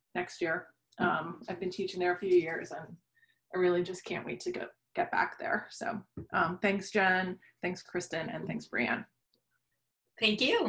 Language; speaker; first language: English; native; English